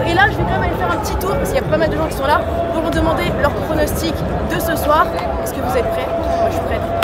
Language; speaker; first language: French; native; French